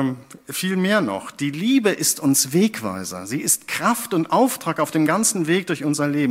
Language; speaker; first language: German; native; German